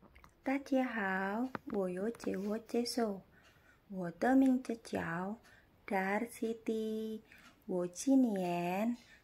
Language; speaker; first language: Chinese; non-native, learner; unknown